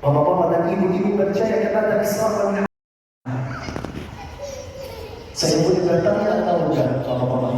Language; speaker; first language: Indonesian; non-native, fluent; Arabic